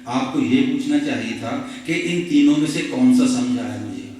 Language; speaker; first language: Hindi; non-native, local second language; Punjabi